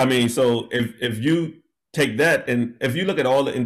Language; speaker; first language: English; native; English